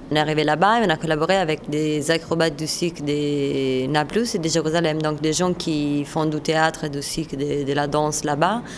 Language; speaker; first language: French; non-native, fluent; Italian